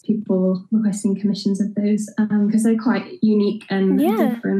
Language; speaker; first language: English; native; English